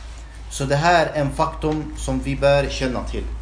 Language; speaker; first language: Swedish; non-native, fluent; Arabic